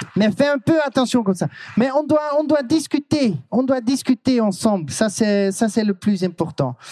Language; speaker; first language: French; non-native, learner; Dutch